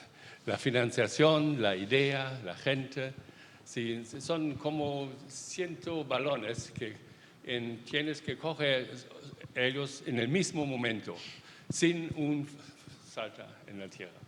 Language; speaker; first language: Spanish; non-native, fluent; German